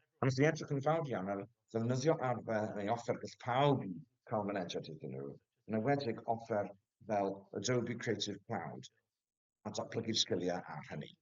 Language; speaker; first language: Welsh; native; Welsh